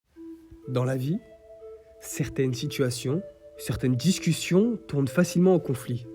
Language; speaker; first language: French; native; French